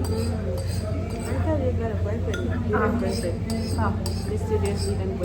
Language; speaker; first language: English; non-native, learner; Tibetan